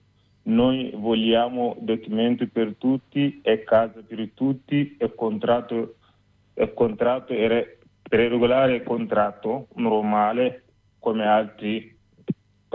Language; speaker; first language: Italian; non-native, learner; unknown